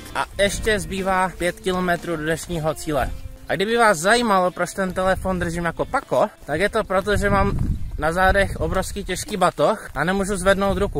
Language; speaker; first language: Czech; native; Czech